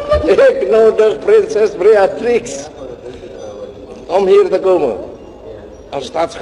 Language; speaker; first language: Dutch; non-native, local second language; Javanese